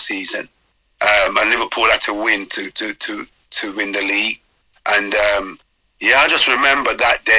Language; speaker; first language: English; native; English